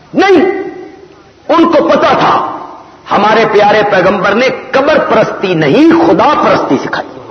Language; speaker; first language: Urdu; non-native, local second language; Punjabi